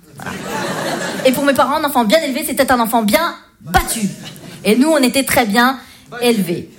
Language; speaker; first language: French; early bilingual, other home language; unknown